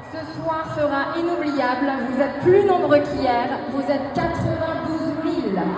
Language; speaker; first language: French; native; French